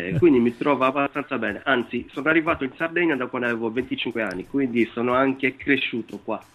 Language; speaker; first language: Italian; non-native, fluent; Wolof